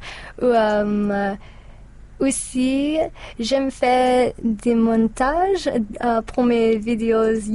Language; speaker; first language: French; non-native, learner; English